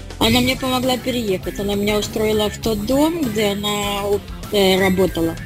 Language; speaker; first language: Russian; native; Russian